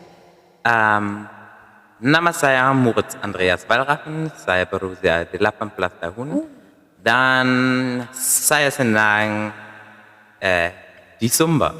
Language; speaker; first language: Indonesian; non-native, learner; German